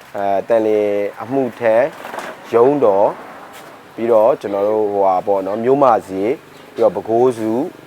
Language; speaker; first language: Burmese; native; Burmese